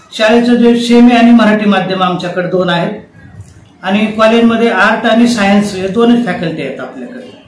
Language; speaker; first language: Marathi; native; Marathi